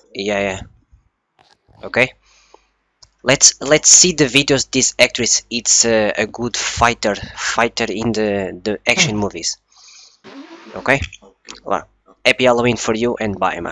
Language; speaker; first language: English; non-native, learner; Portuguese